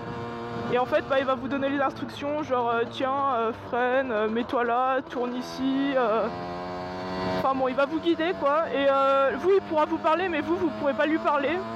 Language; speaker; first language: French; native; French